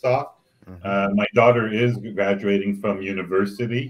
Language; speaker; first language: English; native; English